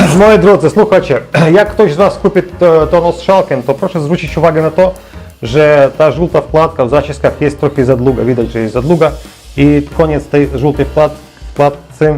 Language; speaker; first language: Polish; non-native, learner; Ukrainian